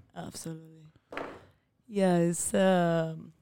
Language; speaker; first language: English; non-native, fluent; Spanish